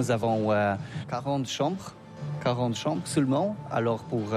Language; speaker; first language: French; non-native, learner; Polish